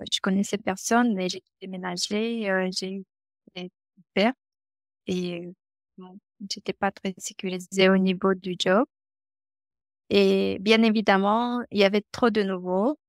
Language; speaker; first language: French; non-native, fluent; Romanian